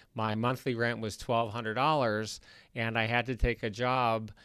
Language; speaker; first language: English; native; English